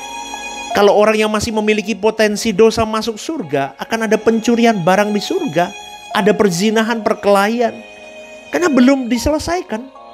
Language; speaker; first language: Indonesian; native; Indonesian